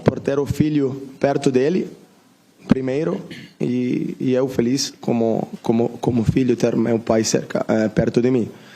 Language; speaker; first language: Portuguese; non-native, learner; Italian